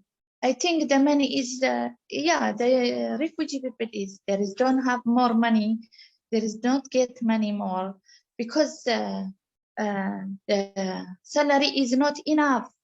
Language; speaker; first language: English; non-native, learner; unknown